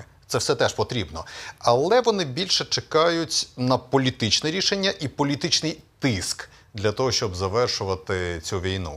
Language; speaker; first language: Ukrainian; native; Ukrainian